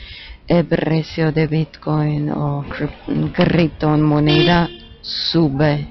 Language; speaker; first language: Spanish; non-native, fluent; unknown